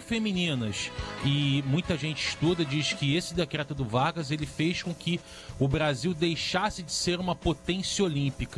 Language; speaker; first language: Portuguese; native; Portuguese